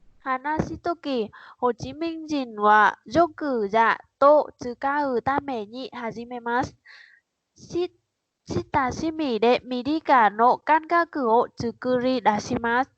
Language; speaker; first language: Japanese; non-native, learner; Vietnamese